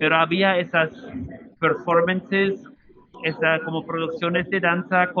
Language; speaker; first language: Spanish; non-native, fluent; German